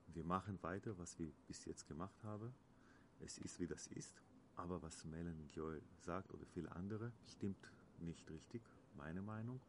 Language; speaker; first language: German; non-native, learner; Hebrew